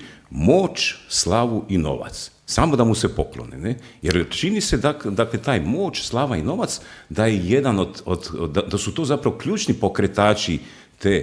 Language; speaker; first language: Croatian; native; Croatian